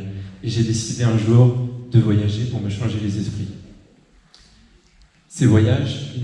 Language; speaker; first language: French; native; French